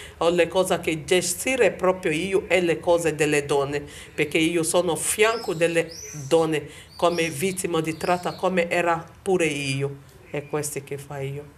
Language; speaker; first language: Italian; non-native, learner; Bini